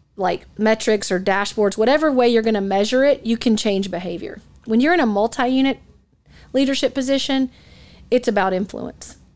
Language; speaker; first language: English; native; English